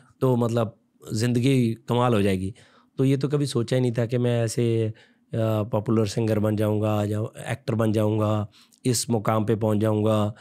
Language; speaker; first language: Hindi; non-native, local second language; Punjabi